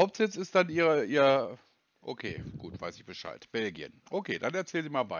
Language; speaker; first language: German; native; German